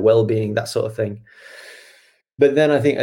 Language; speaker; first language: English; native; English